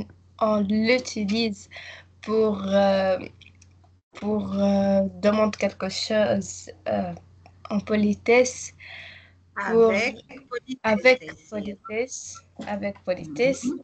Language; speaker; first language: French; non-native, learner; Arabic